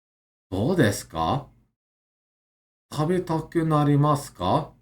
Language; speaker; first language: Japanese; non-native, learner; English